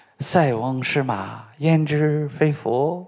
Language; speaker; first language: Chinese; native; Chinese